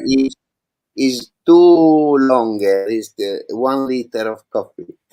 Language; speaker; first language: English; non-native, learner; Italian